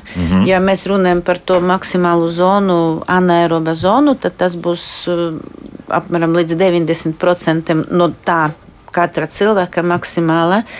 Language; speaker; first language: Latvian; non-native, local second language; Russian